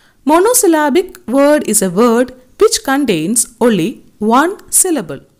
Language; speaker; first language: English; non-native, local second language; Malayalam